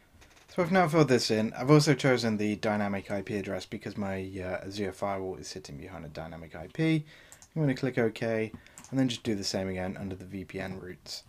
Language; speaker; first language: English; native; English